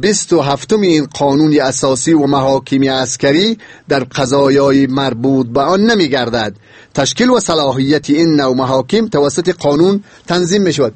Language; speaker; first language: Persian; native; Persian